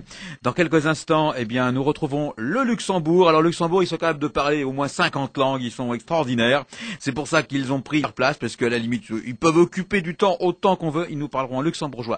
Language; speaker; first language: French; native; French